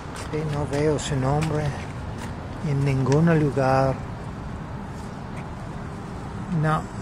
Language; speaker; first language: Spanish; non-native, learner; English